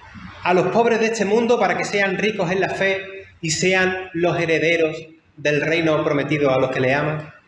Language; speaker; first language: Spanish; native; Spanish